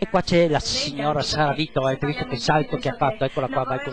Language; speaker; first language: Italian; native; Italian